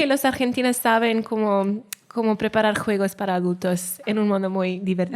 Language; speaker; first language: Spanish; non-native, learner; Welsh